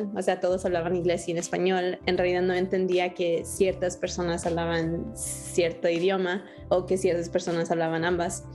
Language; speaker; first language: Spanish; early bilingual, heritage; Spanish